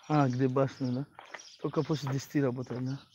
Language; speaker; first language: Russian; non-native, local second language; Tajik